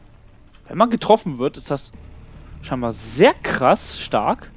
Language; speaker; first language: German; native; German